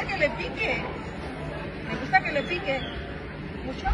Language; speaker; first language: Spanish; native; Spanish